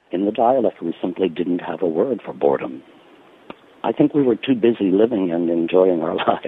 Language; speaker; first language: English; native; English